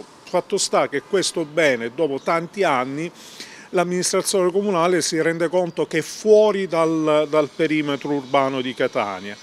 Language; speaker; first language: Italian; native; Italian